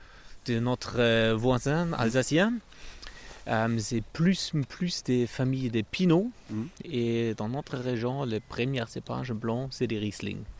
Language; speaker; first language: French; non-native, fluent; German